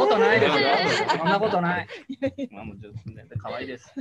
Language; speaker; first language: Japanese; native; Japanese